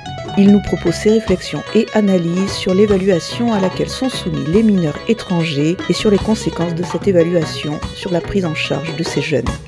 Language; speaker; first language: French; native; French